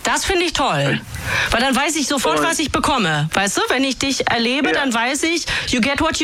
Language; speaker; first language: German; native; German